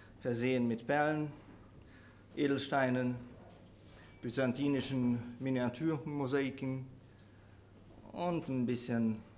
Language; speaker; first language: German; non-native, fluent; Hungarian